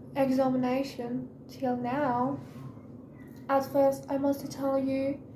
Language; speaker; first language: English; non-native, learner; Persian